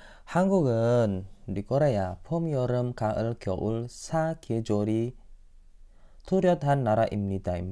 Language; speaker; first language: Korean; non-native, fluent; Indonesian